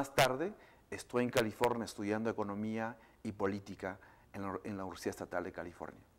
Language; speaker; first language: Spanish; non-native, local second language; Shipibo-Conibo